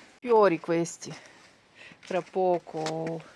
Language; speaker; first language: Italian; non-native, learner; Ukrainian